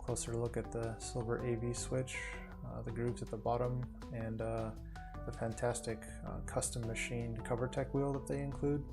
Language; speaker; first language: English; native; English